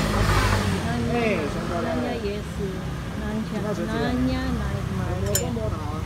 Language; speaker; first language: Chinese; non-native, learner; Filipino